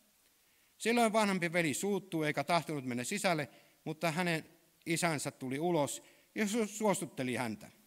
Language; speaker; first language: Finnish; native; Finnish